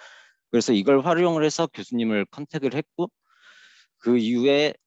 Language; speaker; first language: Korean; native; Korean